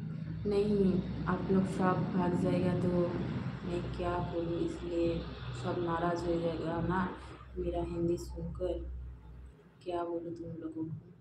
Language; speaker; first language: Hindi; non-native, local second language; Bangla